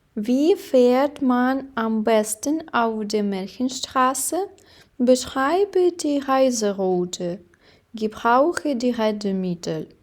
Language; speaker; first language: German; non-native, fluent; Ukrainian